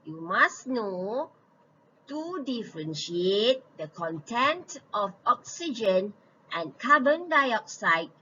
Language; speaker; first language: English; non-native, local second language; Malay